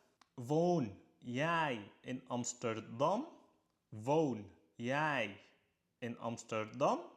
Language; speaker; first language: Dutch; non-native, fluent; Arabic